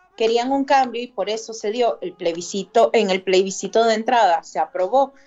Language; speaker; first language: Spanish; native; Spanish